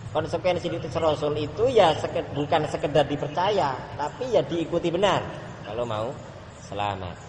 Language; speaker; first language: Indonesian; native; Indonesian